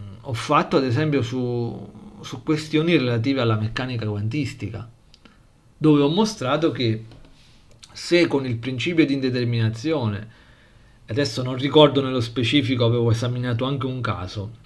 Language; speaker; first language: Italian; native; Italian